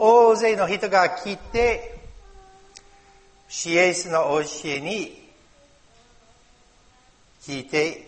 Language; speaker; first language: Japanese; non-native, learner; English